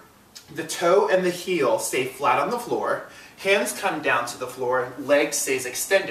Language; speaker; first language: English; native; English